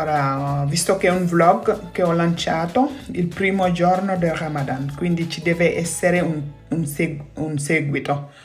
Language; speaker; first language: Italian; non-native, fluent; Wolof